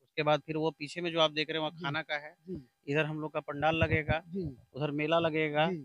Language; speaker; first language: Hindi; native; Hindi